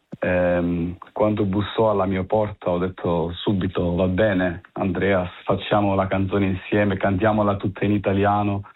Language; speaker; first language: Italian; early bilingual, heritage; Italian